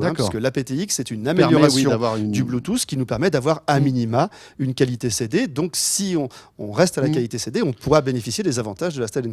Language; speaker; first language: French; native; French